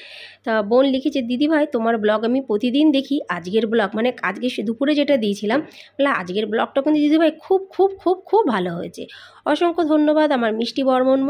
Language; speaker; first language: Bangla; native; Bangla